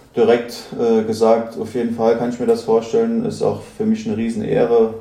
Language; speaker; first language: German; native; German